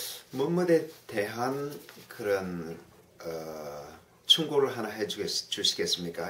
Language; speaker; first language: Korean; native; Korean